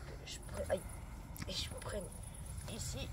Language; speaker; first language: French; native; French